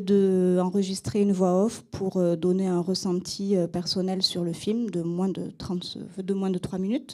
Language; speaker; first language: French; native; French